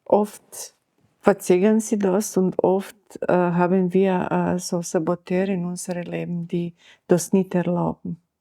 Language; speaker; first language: German; non-native, learner; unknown